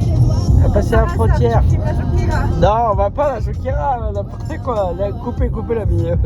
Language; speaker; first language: French; native; French